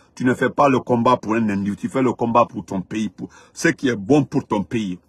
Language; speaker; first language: French; non-native, local second language; Fula